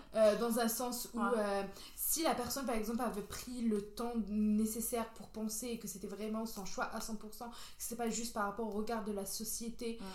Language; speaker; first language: French; non-native, local second language; Kabyle